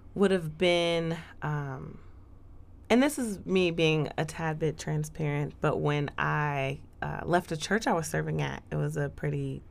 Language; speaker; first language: English; native; English